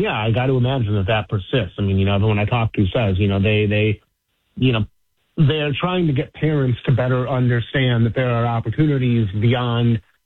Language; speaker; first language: English; native; English